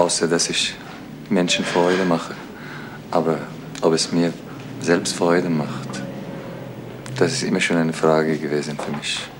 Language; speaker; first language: German; non-native, fluent; Persian